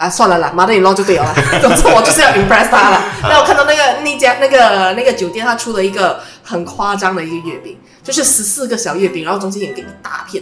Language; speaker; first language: Chinese; native; Chinese